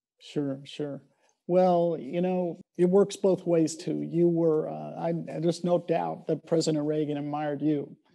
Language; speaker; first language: English; native; English